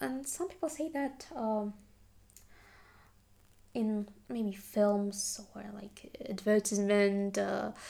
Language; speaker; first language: English; non-native, fluent; Adyghe